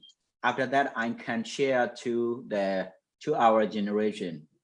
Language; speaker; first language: English; non-native, fluent; Mon